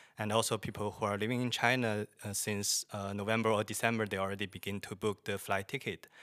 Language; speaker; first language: English; non-native, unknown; Chinese